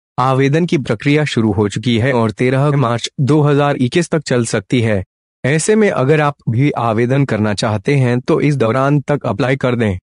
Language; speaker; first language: Hindi; native; Hindi